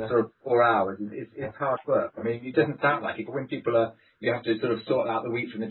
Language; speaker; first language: English; native; English